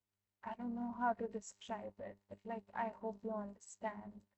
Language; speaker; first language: English; non-native, local second language; Hindi